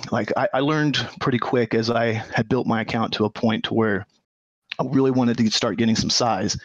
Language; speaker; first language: English; native; English